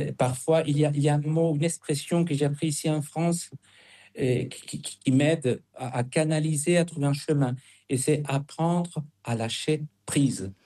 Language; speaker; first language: French; non-native, fluent; Spanish